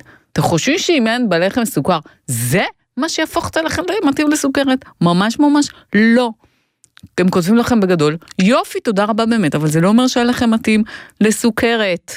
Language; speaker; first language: Hebrew; native; Hebrew